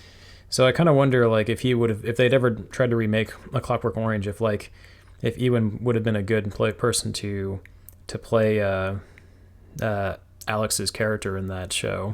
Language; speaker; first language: English; native; English